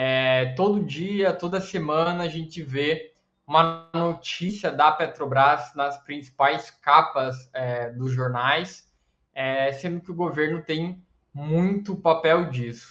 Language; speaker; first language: Portuguese; native; Portuguese